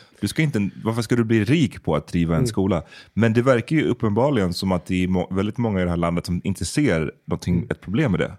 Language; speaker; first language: Swedish; early bilingual, other home language; Bosnian